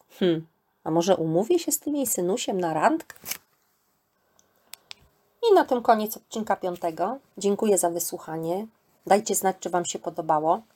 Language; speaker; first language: Polish; native; Polish